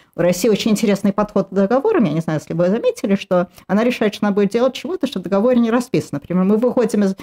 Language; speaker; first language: Russian; early bilingual, heritage; Russian